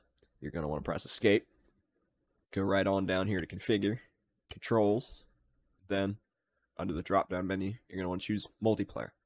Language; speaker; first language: English; native; English